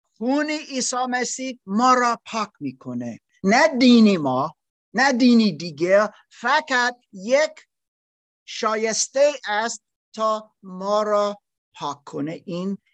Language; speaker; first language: Persian; non-native, learner; German